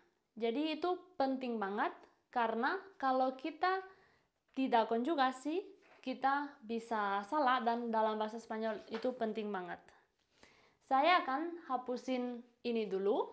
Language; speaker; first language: Indonesian; non-native, fluent; Spanish